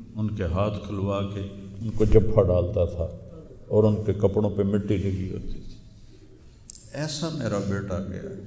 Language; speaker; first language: Urdu; non-native, local second language; Punjabi